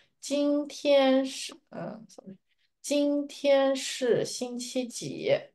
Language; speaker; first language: Chinese; non-native, fluent; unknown